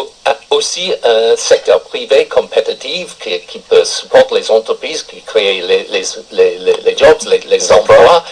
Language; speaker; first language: French; non-native, fluent; English